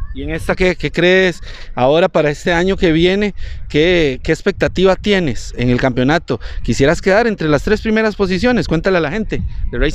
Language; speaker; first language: Spanish; native; Spanish